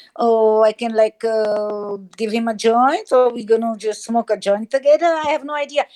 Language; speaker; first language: English; non-native, learner; German